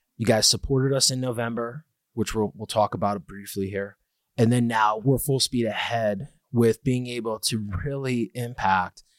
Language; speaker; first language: English; native; English